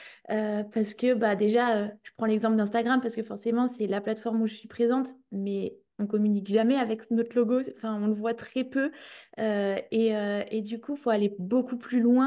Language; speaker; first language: French; native; French